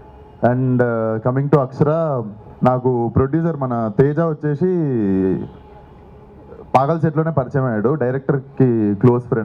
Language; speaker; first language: Telugu; native; Telugu